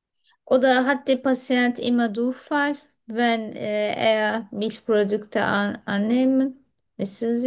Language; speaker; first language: German; non-native, fluent; Turkish